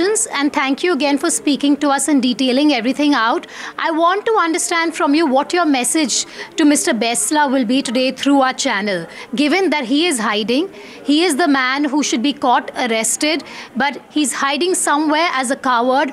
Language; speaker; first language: English; non-native, local second language; Hindi